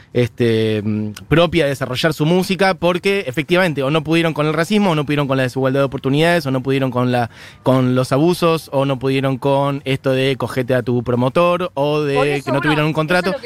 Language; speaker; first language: Spanish; native; Spanish